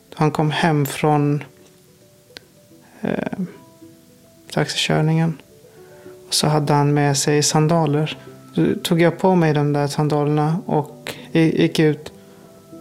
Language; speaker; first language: Swedish; non-native, fluent; Persian